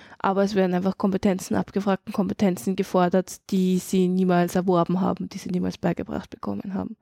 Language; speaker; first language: German; native; German